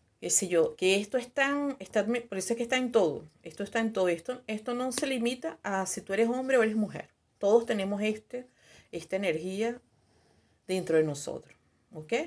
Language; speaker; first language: Spanish; native; Spanish